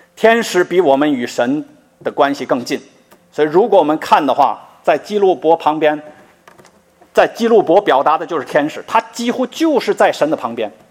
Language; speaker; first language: Chinese; native; Chinese